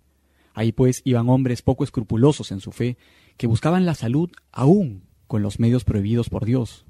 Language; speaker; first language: Spanish; native; Spanish